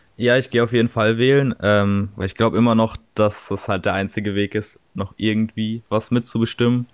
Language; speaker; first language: German; native; German